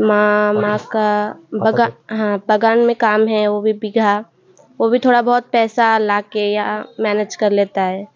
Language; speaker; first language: Hindi; non-native, local second language; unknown